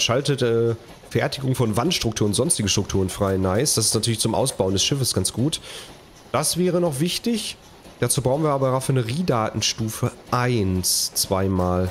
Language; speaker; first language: German; native; German